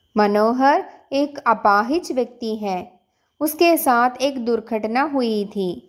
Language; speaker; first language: Hindi; non-native, local second language; Malayalam